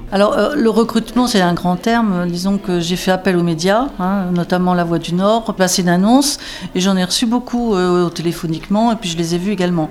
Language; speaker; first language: French; native; French